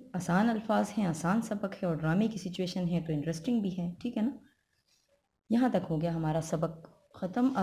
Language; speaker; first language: Urdu; non-native, local second language; Pashto